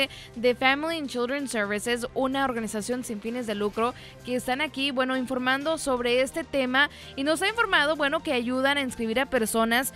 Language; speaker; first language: Spanish; native; Spanish